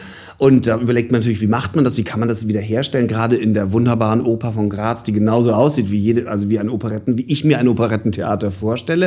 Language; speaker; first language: German; native; German